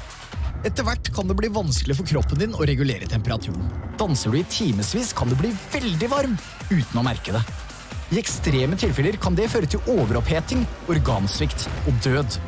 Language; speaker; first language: Norwegian; native; Norwegian